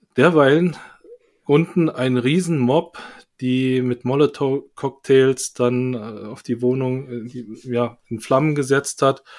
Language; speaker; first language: German; early bilingual, other home language; Korean